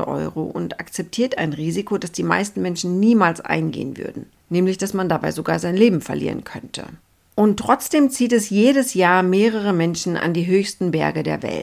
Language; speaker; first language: German; native; German